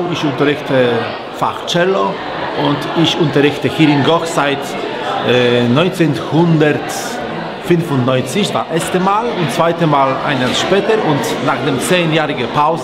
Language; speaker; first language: German; non-native, fluent; Polish